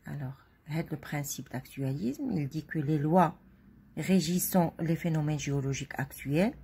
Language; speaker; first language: French; non-native, local second language; Arabic